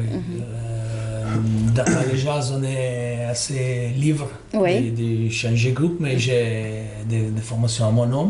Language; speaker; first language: French; non-native, learner; Italian